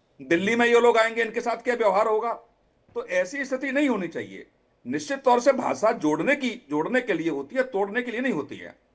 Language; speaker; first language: Hindi; native; Hindi